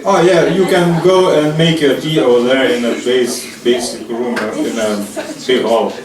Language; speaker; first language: English; non-native, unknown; Lithuanian